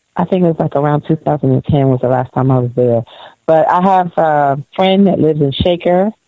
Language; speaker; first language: English; native; English